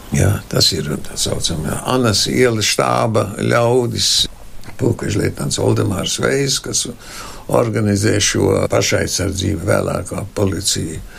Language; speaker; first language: Latvian; non-native, local second language; German